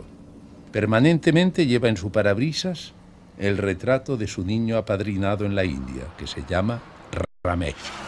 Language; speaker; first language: Spanish; native; Spanish